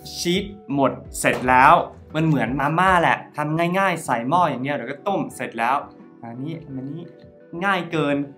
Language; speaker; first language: Thai; non-native, fluent; English